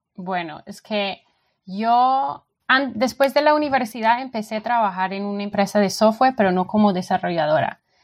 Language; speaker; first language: Spanish; non-native, fluent; English